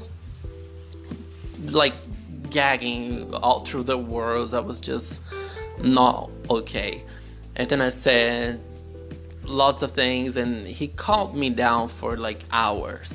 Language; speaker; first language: English; non-native, fluent; Portuguese